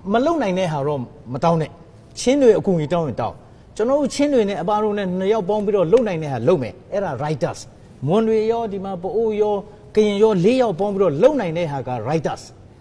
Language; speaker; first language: Burmese; non-native, local second language; Hakha Chin